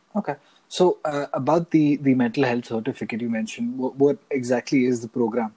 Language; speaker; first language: English; non-native, local second language; Hindi